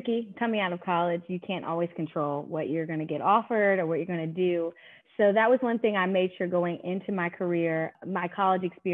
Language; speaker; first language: English; native; English